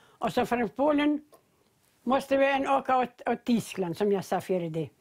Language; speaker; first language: Swedish; native; Swedish